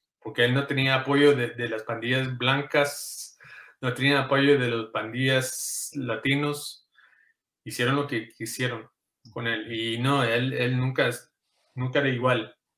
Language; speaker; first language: Spanish; early bilingual, heritage; Spanish